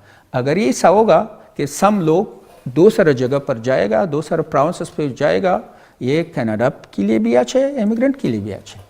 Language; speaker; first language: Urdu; non-native, learner; Pashto